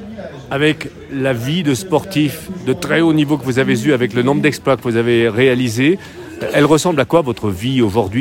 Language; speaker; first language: French; native; French